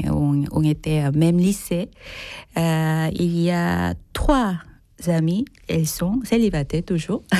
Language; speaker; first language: French; non-native, fluent; Korean